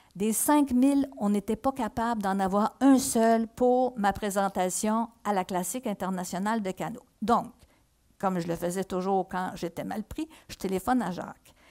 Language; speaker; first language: French; native; French